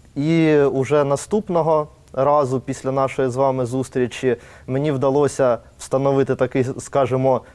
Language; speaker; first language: Ukrainian; native; Ukrainian